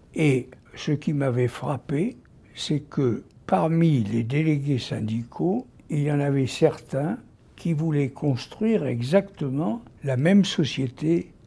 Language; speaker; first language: French; native; French